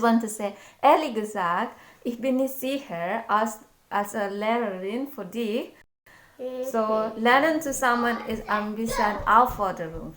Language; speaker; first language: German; non-native, learner; Indonesian